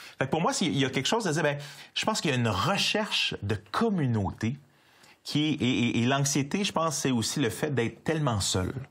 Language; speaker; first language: French; native; French